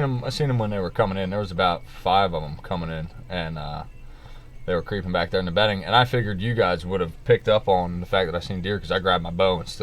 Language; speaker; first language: English; native; English